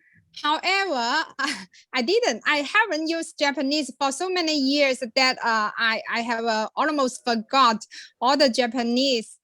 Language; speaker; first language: English; non-native, learner; Chinese